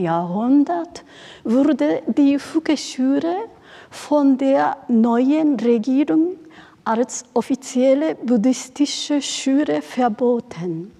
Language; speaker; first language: German; non-native, fluent; Japanese